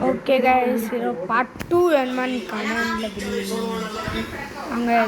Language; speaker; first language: Tamil; native; Tamil